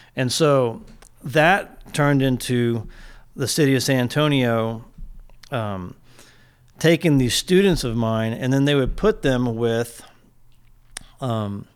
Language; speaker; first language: English; native; English